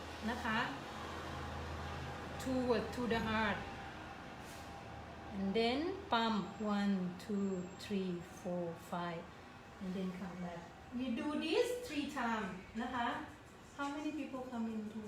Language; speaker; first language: English; non-native, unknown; Thai